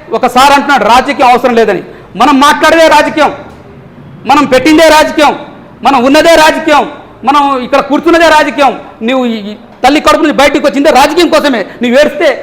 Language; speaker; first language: Telugu; non-native, local second language; Lambadi